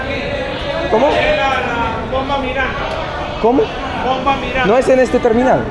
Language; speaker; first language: Spanish; non-native, learner; French